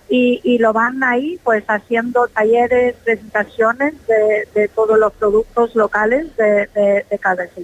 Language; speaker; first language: Spanish; non-native, fluent; English